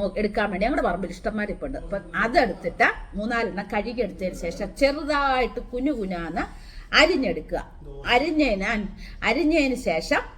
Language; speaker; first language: Malayalam; native; Malayalam